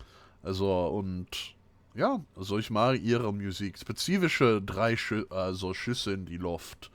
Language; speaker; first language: German; non-native, fluent; English